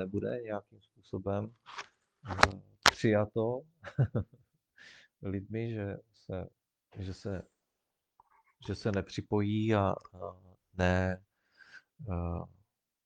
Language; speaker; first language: Czech; native; Czech